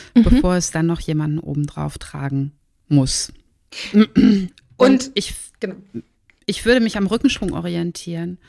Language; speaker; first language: German; native; German